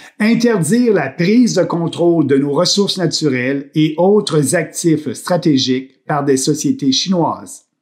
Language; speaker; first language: French; native; French